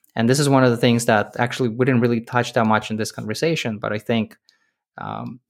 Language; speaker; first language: English; early bilingual, other home language; Russian